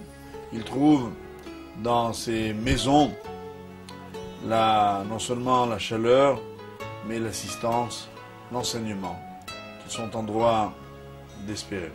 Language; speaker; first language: French; native; French